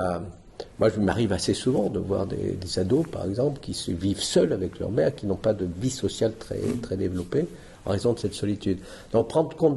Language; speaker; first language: French; native; French